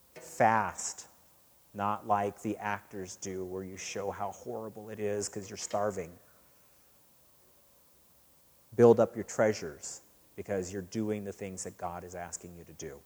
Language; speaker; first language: English; native; English